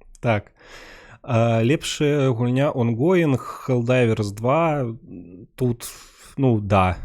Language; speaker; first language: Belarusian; non-native, local second language; Russian